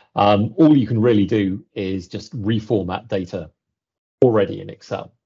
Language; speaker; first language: English; native; English